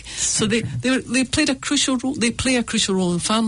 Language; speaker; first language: English; native; English